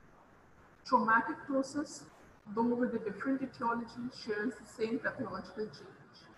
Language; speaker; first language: English; non-native, local second language; Hindi